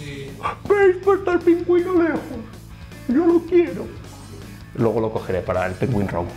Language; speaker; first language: Spanish; native; Spanish